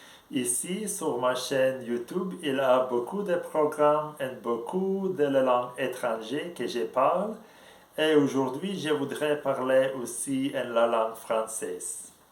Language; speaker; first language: French; non-native, learner; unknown